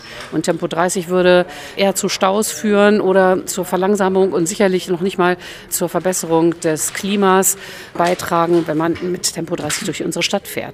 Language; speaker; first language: German; native; German